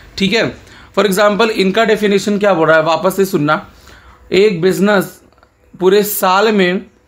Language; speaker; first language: Hindi; non-native, local second language; Gujarati